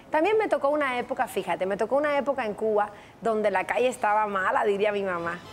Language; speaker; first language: Spanish; native; Spanish